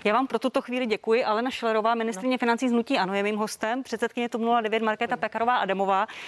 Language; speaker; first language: Czech; native; Czech